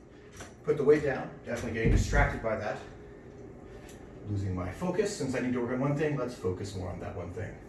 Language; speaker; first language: English; native; English